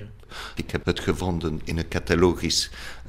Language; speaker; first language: Dutch; non-native, learner; French